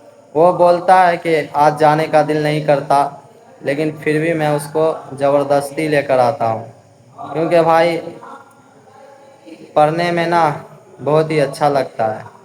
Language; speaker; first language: Hindi; native; Hindi